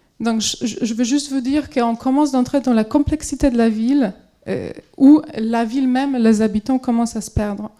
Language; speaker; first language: French; non-native, fluent; Polish